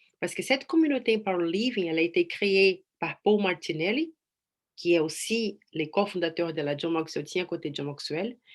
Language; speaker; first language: French; non-native, fluent; Portuguese